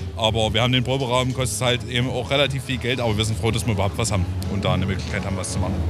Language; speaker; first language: German; native; German